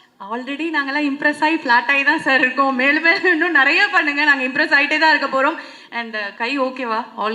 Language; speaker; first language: Tamil; native; Tamil